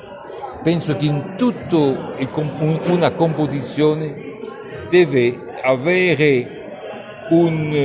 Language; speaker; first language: Italian; non-native, fluent; French